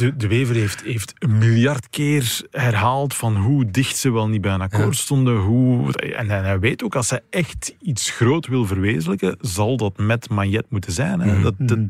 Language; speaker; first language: Dutch; native; Dutch